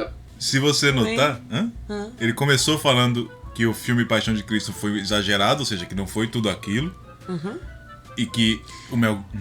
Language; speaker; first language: Portuguese; native; Portuguese